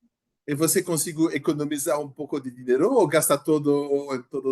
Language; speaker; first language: Portuguese; non-native, learner; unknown